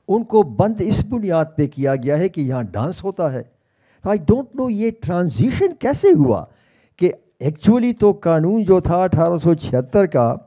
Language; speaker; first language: Urdu; native; Urdu